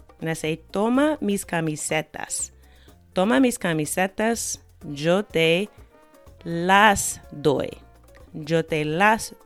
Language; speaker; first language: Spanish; non-native, fluent; English